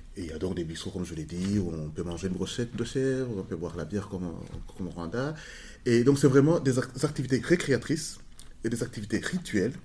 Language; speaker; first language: French; non-native, local second language; Kinyarwanda